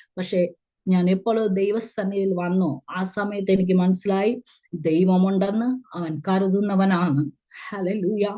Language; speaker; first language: Malayalam; early bilingual, heritage; Malayalam